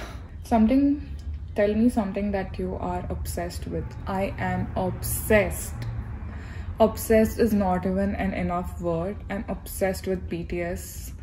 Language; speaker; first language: English; non-native, local second language; Telugu